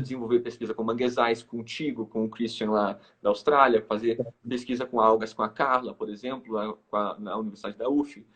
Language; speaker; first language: Portuguese; native; Portuguese